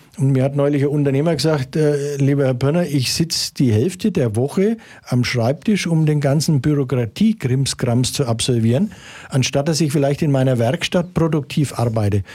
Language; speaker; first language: German; native; German